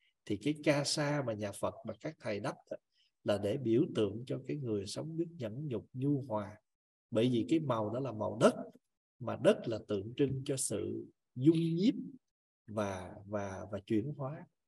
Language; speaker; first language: Vietnamese; native; Vietnamese